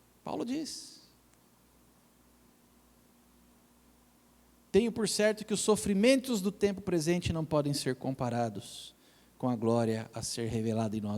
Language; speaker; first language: Portuguese; native; Portuguese